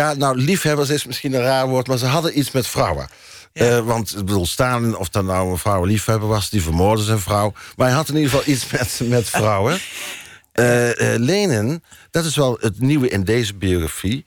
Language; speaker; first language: Dutch; native; Dutch